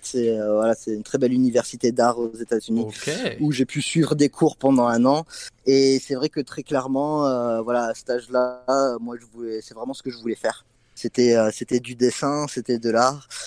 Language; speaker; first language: French; non-native, fluent; English